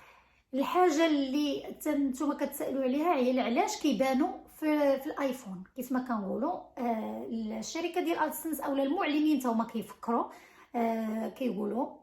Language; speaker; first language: Arabic; native; Arabic